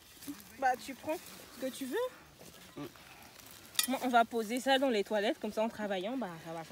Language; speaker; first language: French; native; French